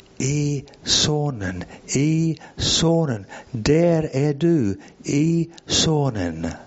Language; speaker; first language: Swedish; non-native, fluent; English